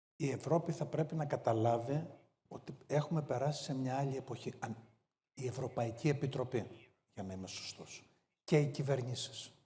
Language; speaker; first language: Greek; native; Greek